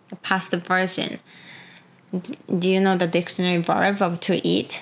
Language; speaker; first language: English; non-native, fluent; Japanese